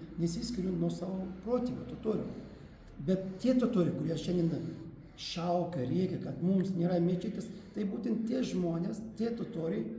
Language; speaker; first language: Lithuanian; non-native, local second language; Russian